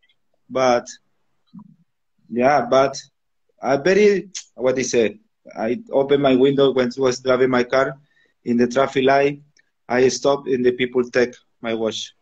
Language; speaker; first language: English; non-native, learner; Spanish